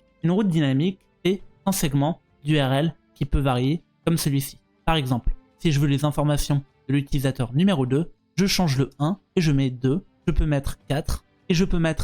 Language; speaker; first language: French; native; French